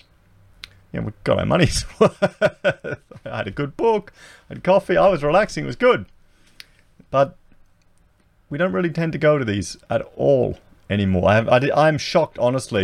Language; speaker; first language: English; native; English